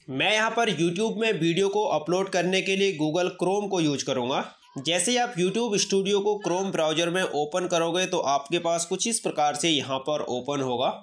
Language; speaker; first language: Hindi; native; Hindi